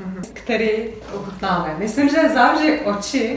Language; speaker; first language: Czech; non-native, learner; Turkish